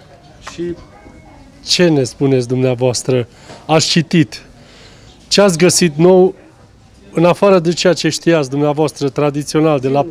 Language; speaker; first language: Romanian; native; Romanian